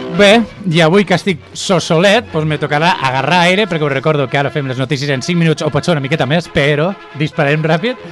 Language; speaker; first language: Catalan; native; Catalan